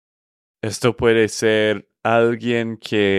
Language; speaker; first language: Spanish; non-native, fluent; English